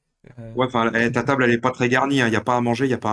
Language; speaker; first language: French; native; French